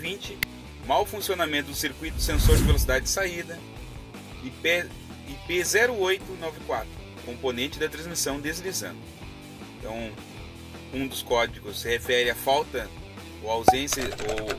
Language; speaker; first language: Portuguese; native; Portuguese